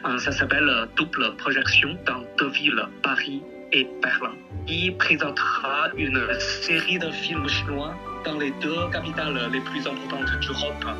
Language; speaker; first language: French; non-native, fluent; Chinese